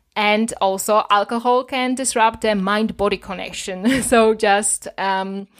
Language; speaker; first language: English; non-native, fluent; Polish